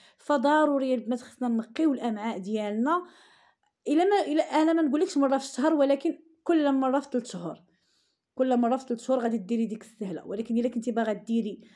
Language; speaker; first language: Arabic; native; Arabic